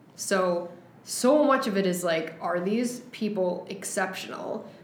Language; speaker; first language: English; native; English